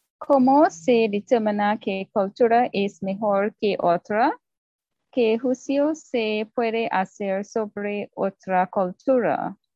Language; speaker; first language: Spanish; non-native, learner; English